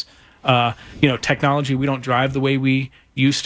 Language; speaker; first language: English; native; English